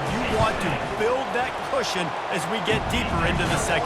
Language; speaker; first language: English; native; English